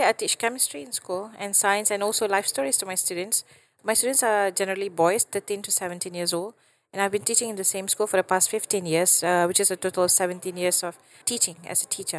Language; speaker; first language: English; non-native, local second language; Malay